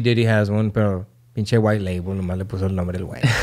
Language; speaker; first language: Spanish; early bilingual, other home language; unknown